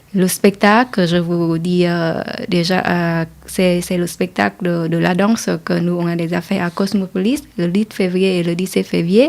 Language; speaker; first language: French; non-native, learner; Vietnamese